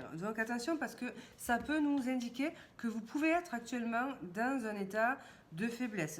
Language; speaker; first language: French; native; French